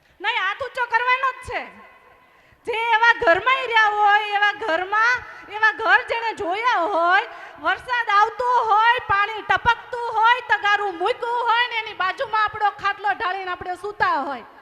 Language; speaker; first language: Gujarati; native; Gujarati